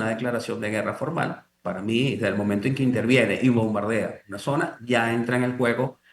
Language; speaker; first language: Spanish; native; Spanish